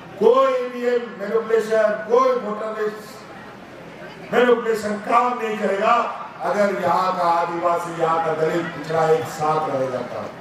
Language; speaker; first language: Hindi; non-native, local second language; Santali